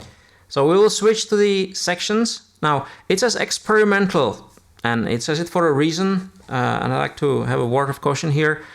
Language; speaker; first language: English; non-native, fluent; Czech